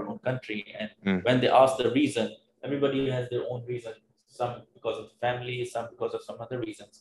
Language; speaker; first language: English; non-native, local second language; Urdu